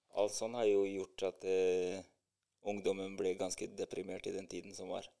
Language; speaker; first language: Norwegian; early bilingual, other home language; Albanian